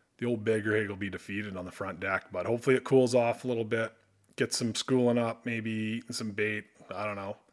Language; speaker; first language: English; native; English